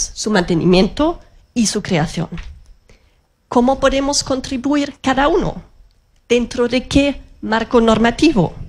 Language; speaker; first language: Spanish; non-native, fluent; German